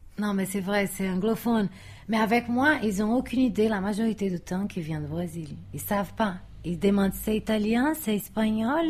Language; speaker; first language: French; non-native, fluent; Portuguese